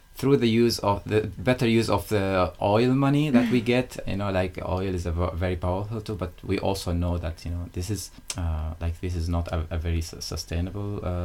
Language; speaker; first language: English; non-native, fluent; Arabic